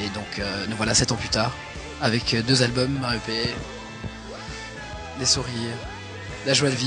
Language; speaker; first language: French; early bilingual, other home language; English